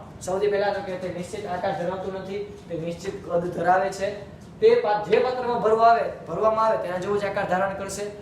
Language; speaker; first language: Gujarati; native; Gujarati